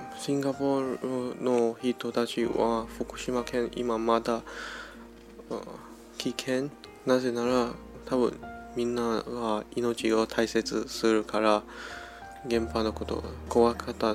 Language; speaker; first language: Japanese; non-native, learner; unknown